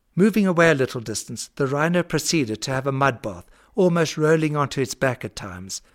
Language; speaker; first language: English; native; English